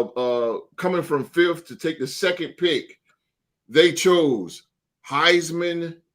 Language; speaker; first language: English; native; English